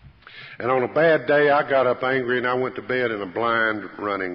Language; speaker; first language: English; native; English